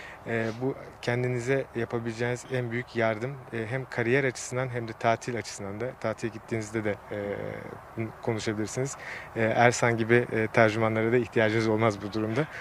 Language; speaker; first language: Turkish; native; Turkish